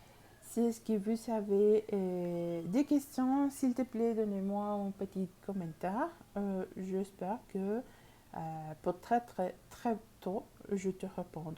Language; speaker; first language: French; non-native, learner; Spanish